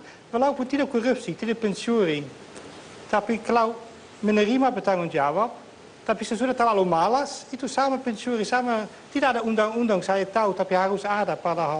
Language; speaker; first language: Indonesian; non-native, fluent; Dutch